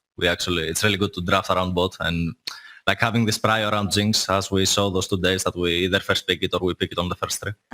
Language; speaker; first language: English; non-native, fluent; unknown